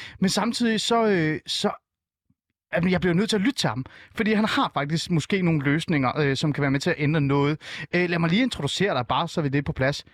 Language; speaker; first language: Danish; early bilingual, other home language; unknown